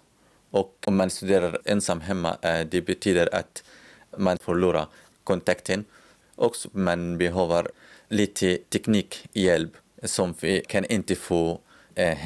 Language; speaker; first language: Swedish; non-native, learner; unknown